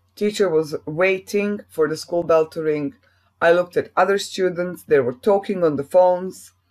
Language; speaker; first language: English; non-native, fluent; Serbian